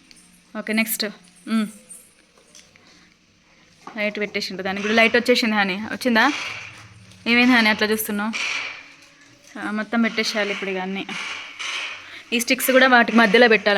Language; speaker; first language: Telugu; native; Telugu